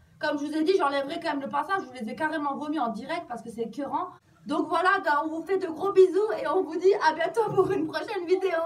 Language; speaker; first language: French; native; French